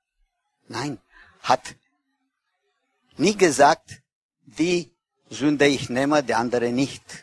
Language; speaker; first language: German; non-native, learner; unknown